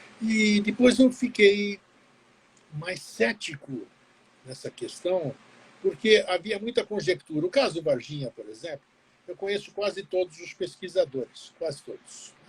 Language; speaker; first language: Portuguese; early bilingual, other home language; Greek